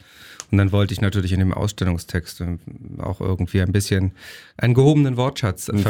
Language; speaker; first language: German; native; German